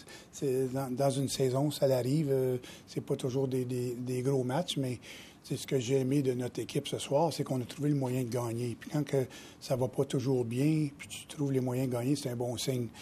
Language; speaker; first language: French; native; French